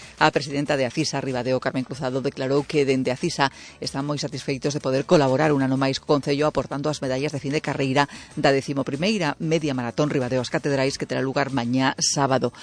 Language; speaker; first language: Galician; native; Galician